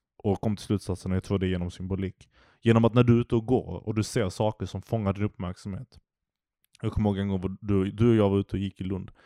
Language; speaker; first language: Swedish; early bilingual, other home language; Turkish